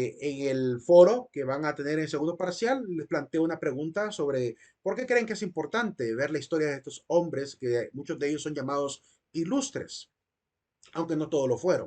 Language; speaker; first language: Spanish; native; Spanish